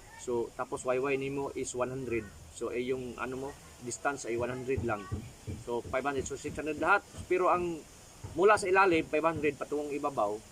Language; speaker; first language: Filipino; non-native, local second language; Cebuano